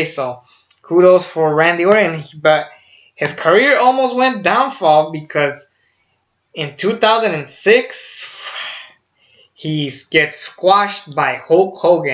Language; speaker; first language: English; native; English